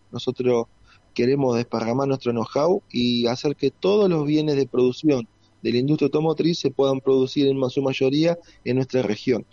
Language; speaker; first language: Spanish; native; Spanish